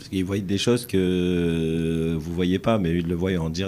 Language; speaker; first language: French; native; French